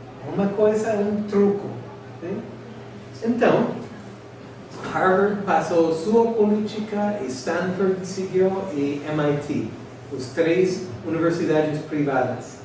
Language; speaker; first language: Portuguese; non-native, fluent; English